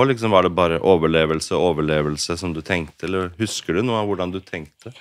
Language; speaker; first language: Norwegian; native; Norwegian